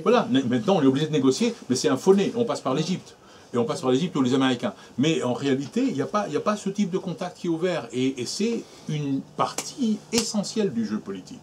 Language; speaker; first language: French; native; French